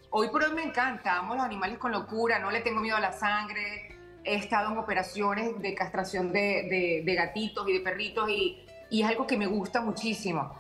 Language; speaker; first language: Spanish; native; Spanish